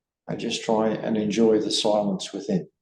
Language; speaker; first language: English; native; English